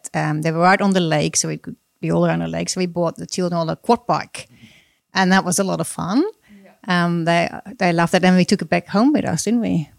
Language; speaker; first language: English; non-native, fluent; Dutch